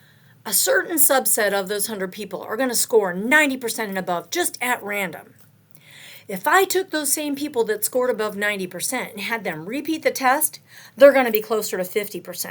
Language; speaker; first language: English; native; English